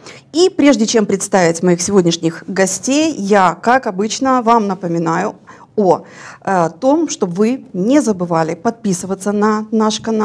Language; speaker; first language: Russian; native; Russian